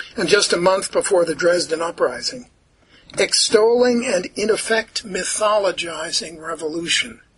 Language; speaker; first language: English; native; English